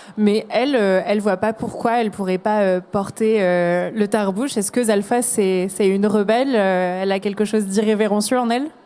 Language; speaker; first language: French; native; French